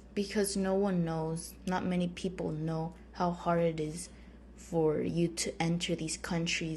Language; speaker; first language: English; early bilingual, other home language; Spanish